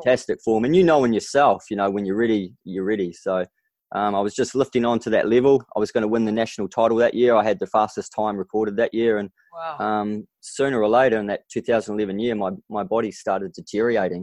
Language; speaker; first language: English; native; English